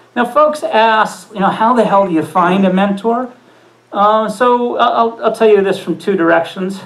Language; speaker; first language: English; native; English